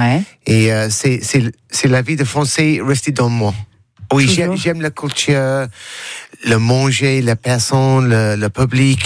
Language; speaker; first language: French; non-native, learner; English